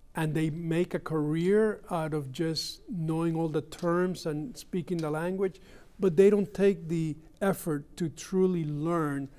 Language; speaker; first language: English; early bilingual, other home language; Spanish